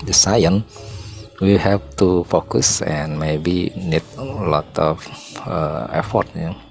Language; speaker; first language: English; non-native, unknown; Indonesian